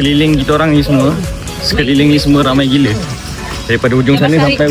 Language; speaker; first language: Malay; native; Malay